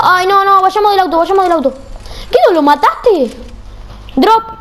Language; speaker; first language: Spanish; native; Spanish